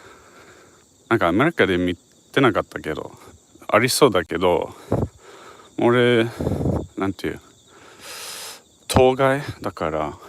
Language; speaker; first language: Japanese; non-native, fluent; English